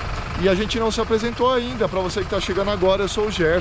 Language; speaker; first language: Portuguese; native; Portuguese